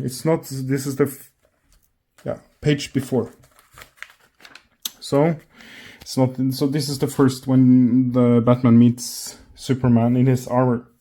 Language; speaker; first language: English; non-native, fluent; Norwegian